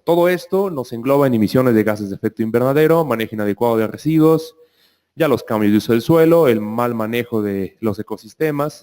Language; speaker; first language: Spanish; native; Spanish